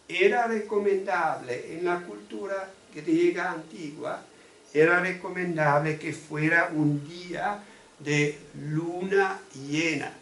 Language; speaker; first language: Spanish; non-native, fluent; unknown